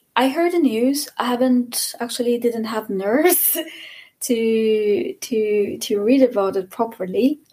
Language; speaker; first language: English; non-native, fluent; Persian